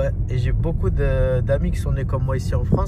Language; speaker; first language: French; early bilingual, other home language; Arabic